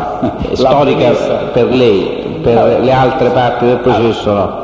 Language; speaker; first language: Italian; native; Italian